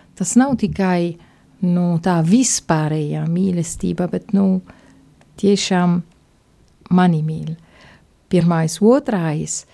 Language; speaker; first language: Latvian; non-native, fluent; Italian